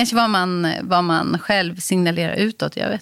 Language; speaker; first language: Swedish; native; Swedish